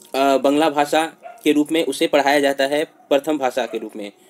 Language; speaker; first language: Hindi; non-native, local second language; Bhojpuri